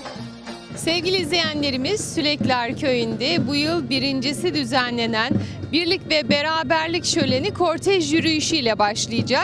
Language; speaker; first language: Turkish; native; Turkish